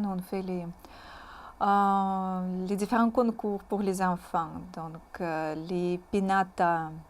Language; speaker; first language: French; non-native, fluent; Russian